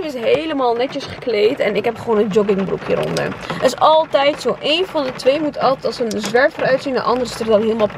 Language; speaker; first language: Dutch; native; Dutch